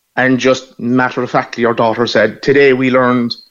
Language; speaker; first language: English; native; English